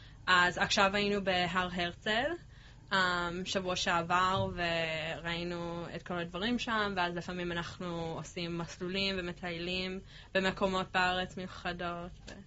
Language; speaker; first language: Hebrew; early bilingual, heritage; English